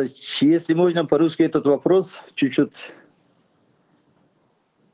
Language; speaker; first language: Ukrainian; non-native, learner; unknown